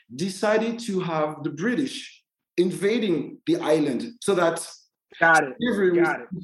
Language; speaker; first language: English; non-native, fluent; French